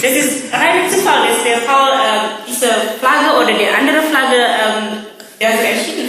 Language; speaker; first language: German; non-native, learner; Indonesian